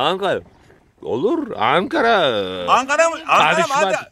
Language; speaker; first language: Turkish; non-native, learner; Abkhazian